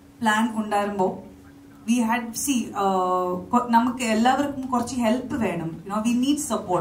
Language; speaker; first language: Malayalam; non-native, fluent; Kannada